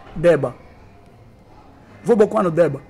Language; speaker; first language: Portuguese; native; Portuguese